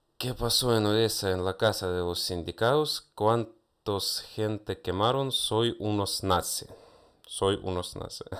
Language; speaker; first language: Spanish; non-native, fluent; Russian